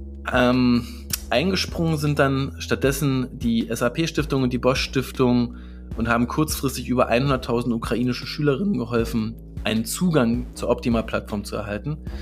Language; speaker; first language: German; native; German